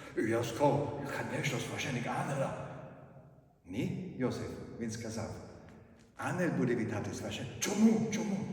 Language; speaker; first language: Ukrainian; non-native, fluent; German